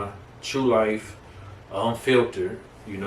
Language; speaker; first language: English; native; English